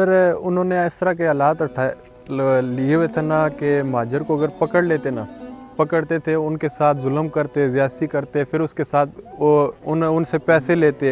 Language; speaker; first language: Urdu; early bilingual, other home language; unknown